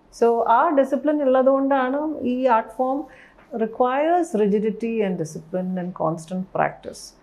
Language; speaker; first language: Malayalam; early bilingual, heritage; Malayalam